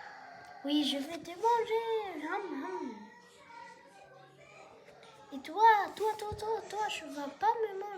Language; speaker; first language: French; non-native, learner; German